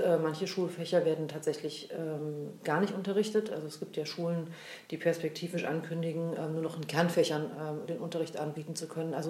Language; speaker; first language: German; native; German